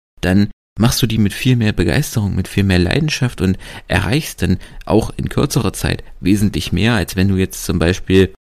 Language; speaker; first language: German; native; German